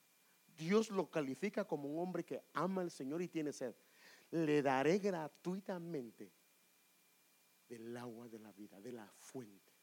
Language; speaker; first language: Spanish; native; Spanish